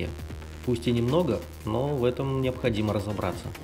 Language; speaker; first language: Russian; native; Russian